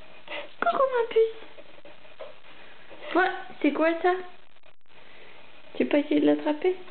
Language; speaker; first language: French; native; French